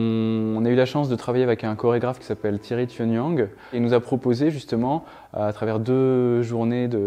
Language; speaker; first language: French; native; French